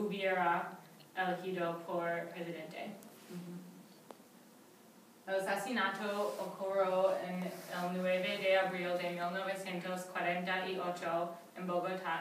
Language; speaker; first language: Spanish; non-native, learner; English